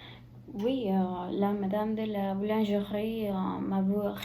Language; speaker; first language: French; non-native, learner; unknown